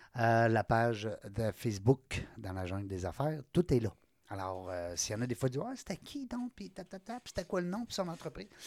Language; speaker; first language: French; native; French